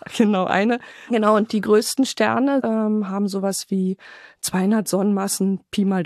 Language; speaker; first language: German; native; German